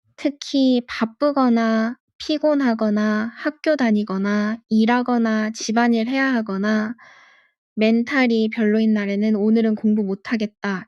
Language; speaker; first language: Korean; non-native, fluent; Arabic